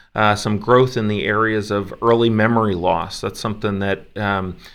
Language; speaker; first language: English; native; English